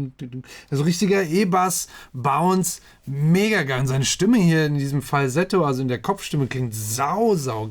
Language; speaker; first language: German; native; German